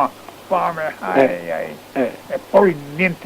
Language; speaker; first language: Italian; non-native, learner; Slovenian